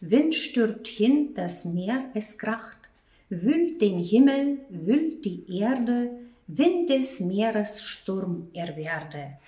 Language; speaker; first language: German; non-native, fluent; Lithuanian